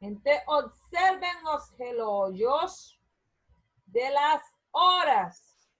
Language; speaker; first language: Spanish; non-native, learner; Portuguese